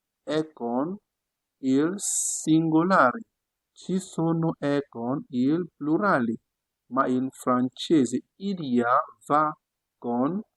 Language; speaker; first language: Italian; non-native, fluent; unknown